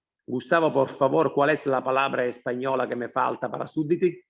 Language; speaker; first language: Spanish; non-native, fluent; Italian